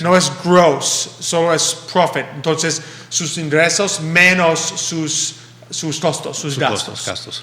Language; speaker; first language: Spanish; early bilingual, heritage; English